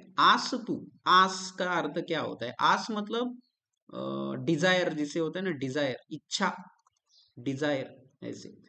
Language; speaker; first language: Hindi; non-native, local second language; Marathi